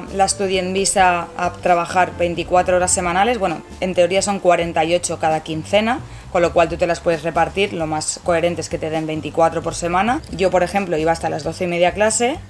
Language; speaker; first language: Spanish; native; Spanish